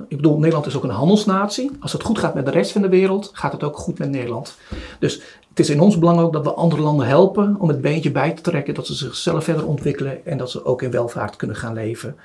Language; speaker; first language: Dutch; early bilingual, other home language; Turoyo